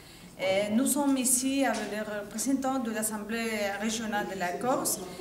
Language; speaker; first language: French; non-native, fluent; Basque